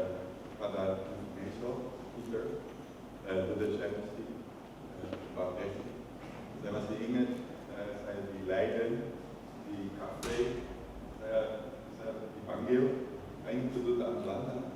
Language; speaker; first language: Indonesian; non-native, fluent; Dutch